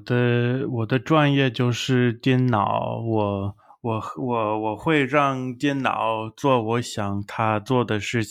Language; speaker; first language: Chinese; non-native, learner; English